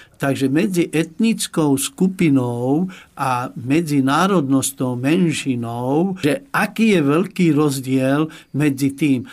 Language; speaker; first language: Slovak; non-native, local second language; Hungarian